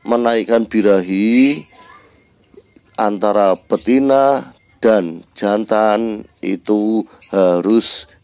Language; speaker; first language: Indonesian; native; Indonesian